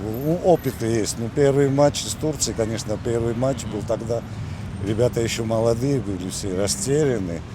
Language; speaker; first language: Russian; non-native, fluent; Georgian